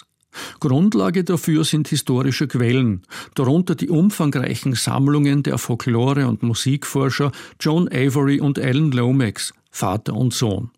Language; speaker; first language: German; native; German